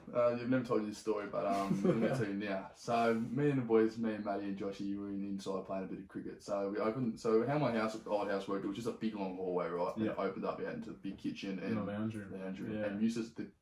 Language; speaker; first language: English; native; English